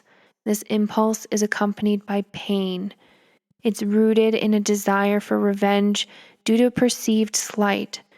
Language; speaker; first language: English; native; English